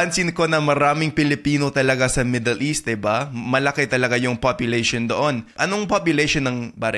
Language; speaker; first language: Filipino; non-native, fluent; English